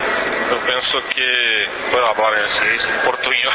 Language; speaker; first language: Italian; non-native, learner; Portuguese